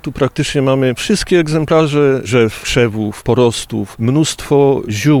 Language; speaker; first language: Polish; native; Polish